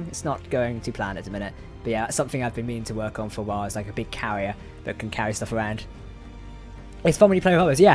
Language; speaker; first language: English; native; English